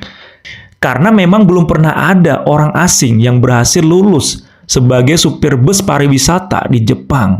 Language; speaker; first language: Indonesian; native; Indonesian